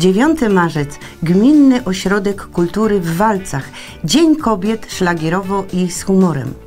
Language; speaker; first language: Polish; native; Polish